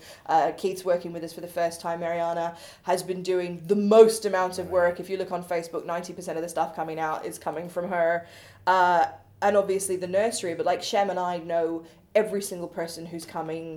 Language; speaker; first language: English; native; English